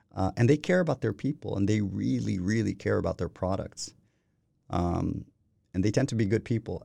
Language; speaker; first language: English; non-native, fluent; Spanish